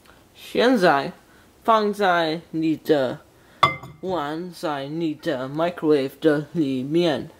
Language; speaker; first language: Chinese; non-native, learner; English